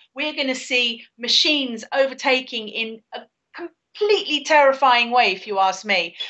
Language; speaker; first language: English; native; English